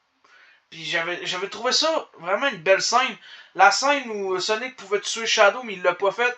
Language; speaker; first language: French; native; French